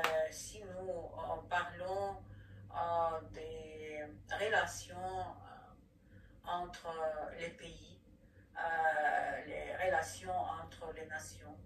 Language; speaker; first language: French; non-native, fluent; Ukrainian